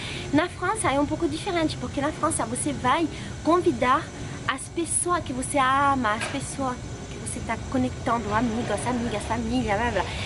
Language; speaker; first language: Portuguese; non-native, fluent; French